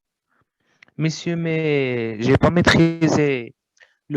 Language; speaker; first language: French; non-native, learner; Arabic